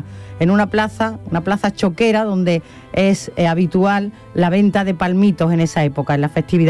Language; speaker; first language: Spanish; native; Spanish